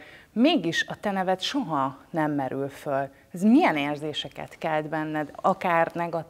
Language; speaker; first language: Hungarian; native; Hungarian